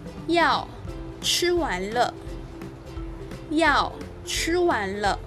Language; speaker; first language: Chinese; non-native, fluent; Indonesian